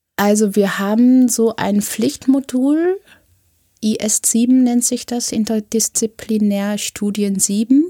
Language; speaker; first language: German; non-native, fluent; Korean